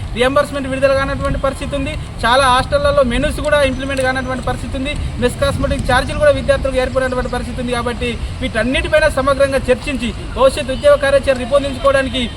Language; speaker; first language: Telugu; native; Telugu